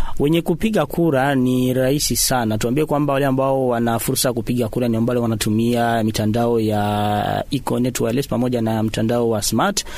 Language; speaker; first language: Swahili; non-native, local second language; Rundi